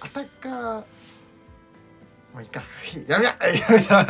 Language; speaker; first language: Japanese; native; Japanese